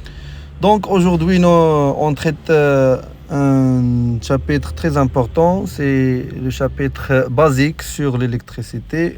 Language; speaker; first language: French; non-native, local second language; Arabic